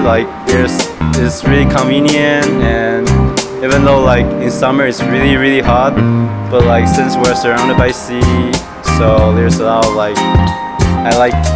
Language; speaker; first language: English; early bilingual, other home language; Chinese